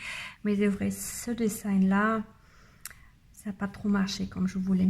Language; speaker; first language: French; non-native, learner; German